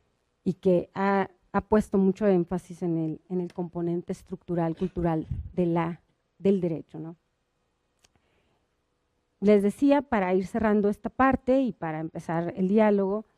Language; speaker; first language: Spanish; native; Spanish